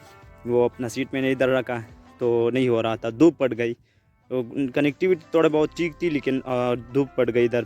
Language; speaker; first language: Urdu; non-native, local second language; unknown